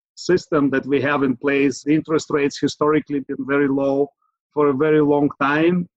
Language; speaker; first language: English; non-native, fluent; Ukrainian